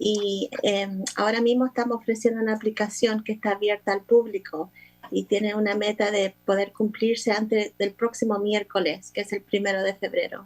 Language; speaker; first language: Spanish; early bilingual, other home language; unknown